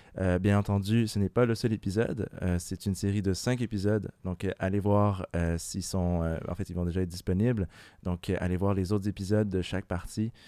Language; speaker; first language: French; native; French